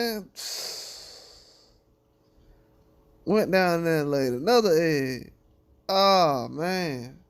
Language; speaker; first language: English; native; English